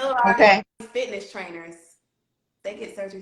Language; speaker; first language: English; native; English